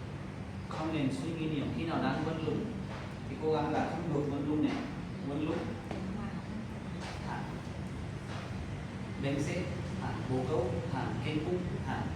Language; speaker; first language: Vietnamese; non-native, learner; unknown